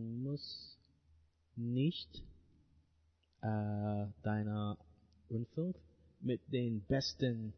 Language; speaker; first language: German; non-native, learner; English